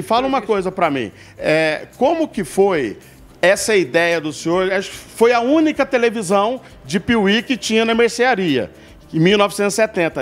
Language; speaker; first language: Portuguese; native; Portuguese